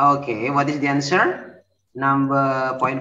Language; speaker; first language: English; non-native, learner; Indonesian